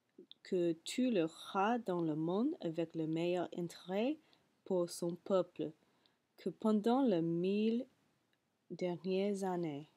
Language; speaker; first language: French; non-native, learner; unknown